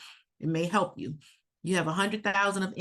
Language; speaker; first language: English; native; English